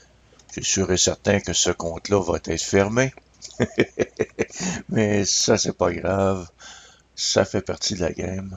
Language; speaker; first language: French; native; French